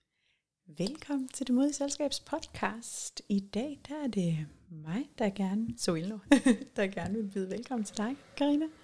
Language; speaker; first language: Danish; native; Danish